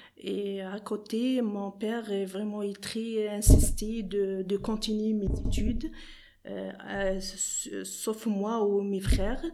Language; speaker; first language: French; non-native, learner; Arabic